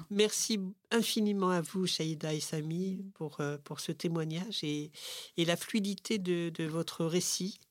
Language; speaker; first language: French; native; French